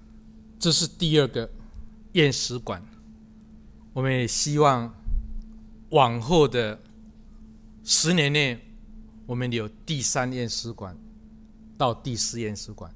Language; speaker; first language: Chinese; non-native, local second language; Min Nan Chinese